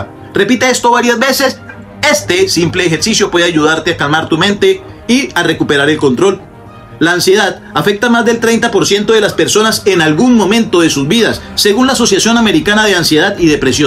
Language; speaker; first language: Spanish; native; Spanish